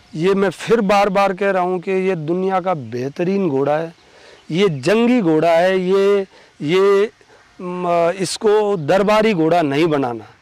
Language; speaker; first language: Hindi; native; Hindi